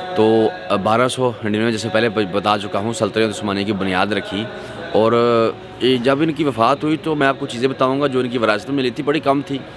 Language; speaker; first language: Urdu; non-native, local second language; Punjabi